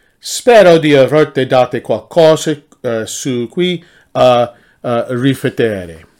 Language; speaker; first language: Italian; non-native, learner; English